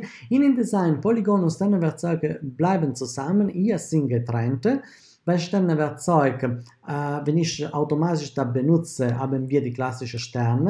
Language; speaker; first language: German; non-native, fluent; Italian